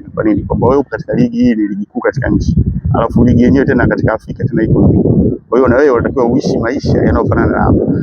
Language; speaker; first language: Swahili; native; Swahili